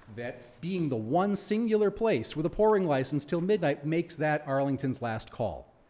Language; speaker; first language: English; native; English